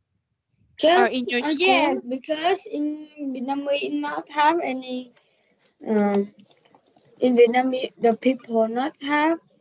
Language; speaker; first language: English; non-native, learner; Vietnamese